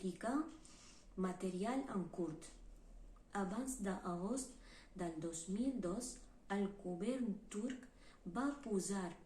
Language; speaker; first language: Catalan; non-native, learner; Kurdish